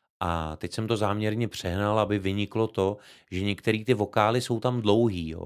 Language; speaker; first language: Czech; native; Czech